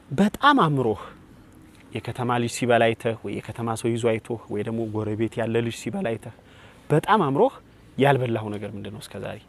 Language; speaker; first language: Amharic; native; Amharic